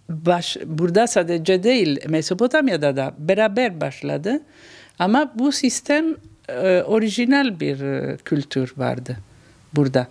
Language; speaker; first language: Turkish; non-native, learner; Italian